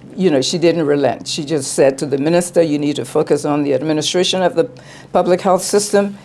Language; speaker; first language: English; native; English